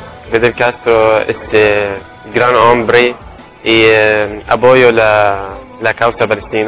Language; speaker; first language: Spanish; non-native, learner; Arabic